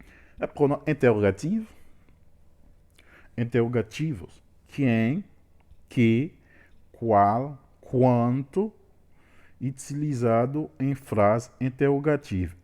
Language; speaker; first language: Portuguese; non-native, learner; Haitian Creole